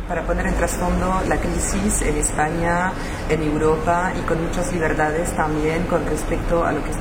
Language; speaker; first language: Spanish; non-native, fluent; French